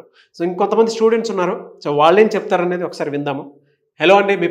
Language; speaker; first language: Telugu; native; Telugu